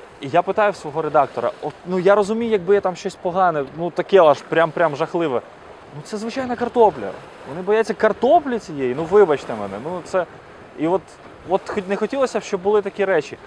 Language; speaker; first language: Ukrainian; native; Ukrainian